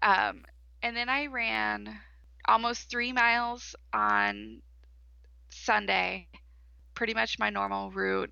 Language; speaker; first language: English; native; English